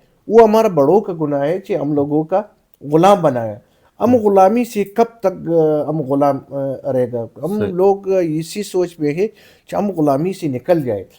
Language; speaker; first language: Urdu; non-native, local second language; Pashto